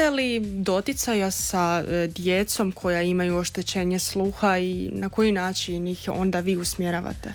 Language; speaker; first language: Croatian; native; Croatian